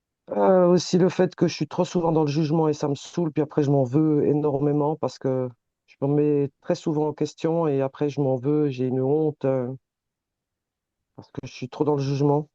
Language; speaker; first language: French; native; French